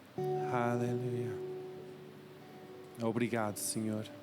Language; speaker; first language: Portuguese; native; Portuguese